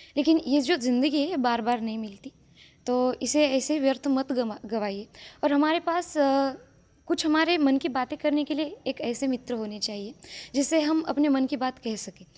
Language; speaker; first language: Hindi; non-native, local second language; Marathi